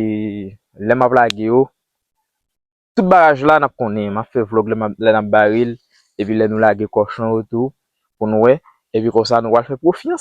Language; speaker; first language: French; non-native, learner; Haitian Creole